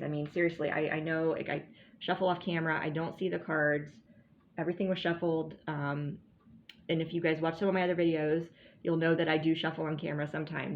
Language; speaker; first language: English; native; English